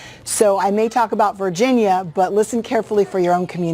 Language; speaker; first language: English; native; English